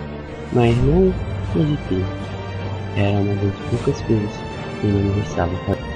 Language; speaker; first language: Portuguese; native; Portuguese